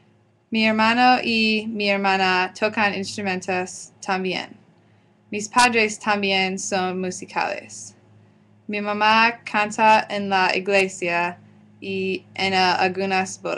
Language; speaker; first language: Spanish; non-native, learner; English